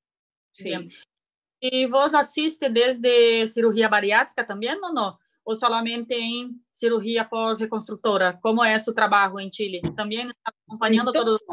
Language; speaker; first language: Spanish; non-native, learner; Portuguese